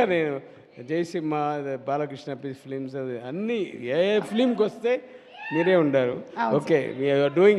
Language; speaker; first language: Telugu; non-native, learner; Tamil